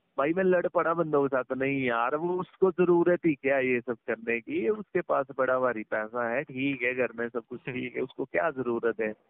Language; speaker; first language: Hindi; native; Hindi